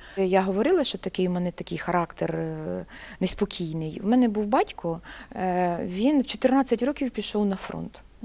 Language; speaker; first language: Ukrainian; native; Ukrainian